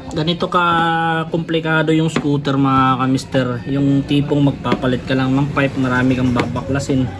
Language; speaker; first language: Filipino; non-native, local second language; Cebuano